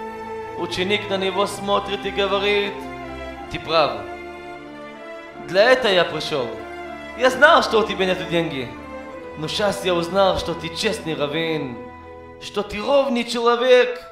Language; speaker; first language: Russian; non-native, learner; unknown